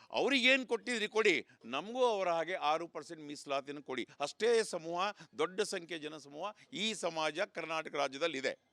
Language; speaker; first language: Kannada; non-native, local second language; Lambadi